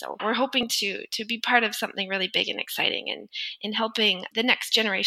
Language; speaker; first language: English; native; English